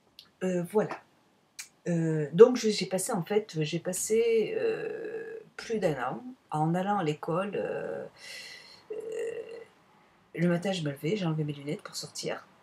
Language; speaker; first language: French; native; French